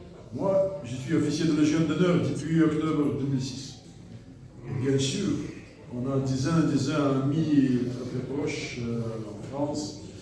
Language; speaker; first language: French; non-native, learner; Russian